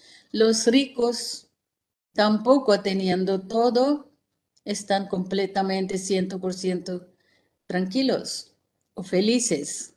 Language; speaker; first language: Spanish; non-native, fluent; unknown